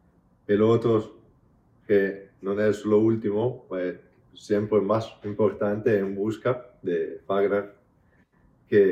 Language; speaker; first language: Spanish; non-native, fluent; Italian